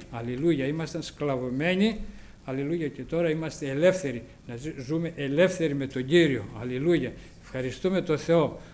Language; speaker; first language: Greek; native; Greek